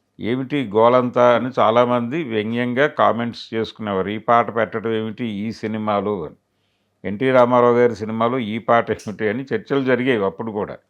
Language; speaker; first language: Telugu; native; Telugu